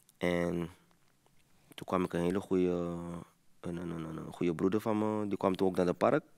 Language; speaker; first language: Dutch; early bilingual, other home language; Papiamento